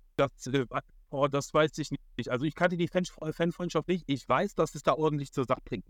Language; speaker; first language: German; early bilingual, other home language; Polish